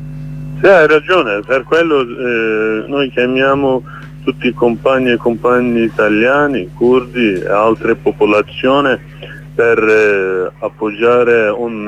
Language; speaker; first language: Italian; non-native, learner; Kurdish